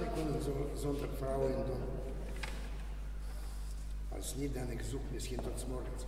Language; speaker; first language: Dutch; non-native, learner; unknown